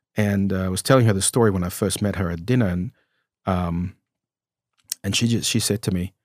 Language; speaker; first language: English; early bilingual, other home language; Romanian